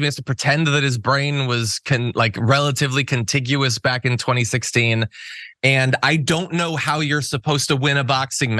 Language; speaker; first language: English; native; English